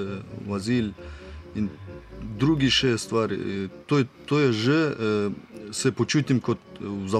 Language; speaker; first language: Slovenian; non-native, learner; Russian